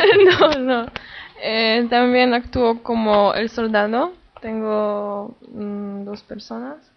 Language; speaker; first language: Spanish; non-native, learner; Polish